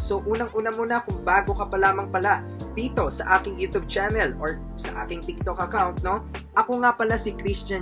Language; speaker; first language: Filipino; native; Filipino